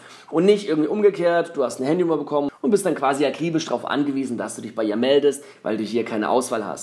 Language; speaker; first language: German; native; German